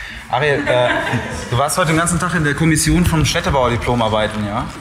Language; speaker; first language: German; native; German